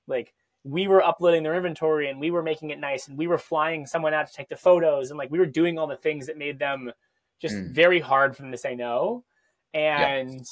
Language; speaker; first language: English; native; English